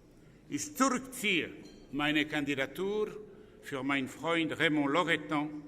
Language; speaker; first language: German; non-native, local second language; French